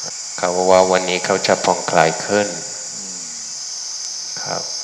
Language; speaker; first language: Thai; non-native, fluent; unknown